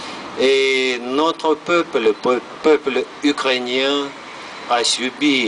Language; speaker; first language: French; non-native, fluent; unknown